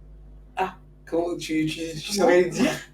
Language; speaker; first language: French; native; French